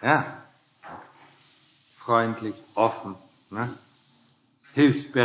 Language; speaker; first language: German; non-native, fluent; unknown